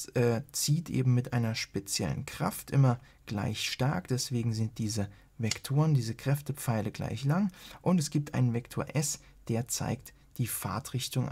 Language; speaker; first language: German; native; German